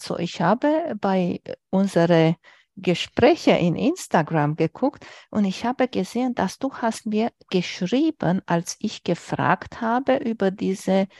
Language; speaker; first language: German; non-native, fluent; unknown